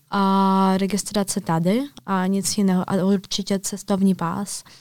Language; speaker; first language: Czech; non-native, fluent; Ukrainian